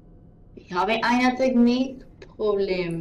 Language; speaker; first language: German; non-native, learner; Spanish